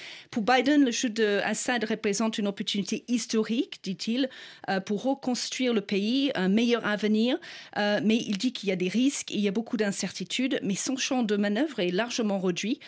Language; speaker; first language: French; non-native, fluent; English